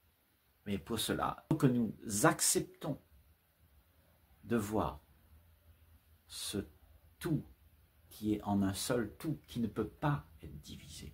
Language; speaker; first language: French; native; French